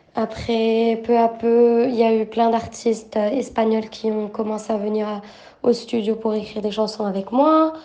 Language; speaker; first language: French; non-native, local second language; Arabic